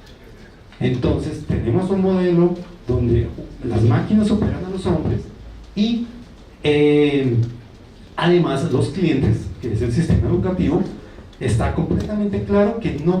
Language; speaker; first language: Spanish; native; Spanish